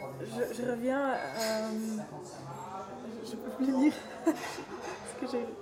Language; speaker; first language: French; non-native, learner; Dutch